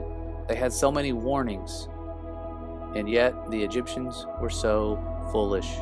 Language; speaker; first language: English; native; English